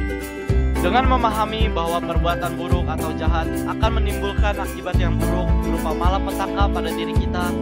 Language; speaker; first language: Indonesian; native; Indonesian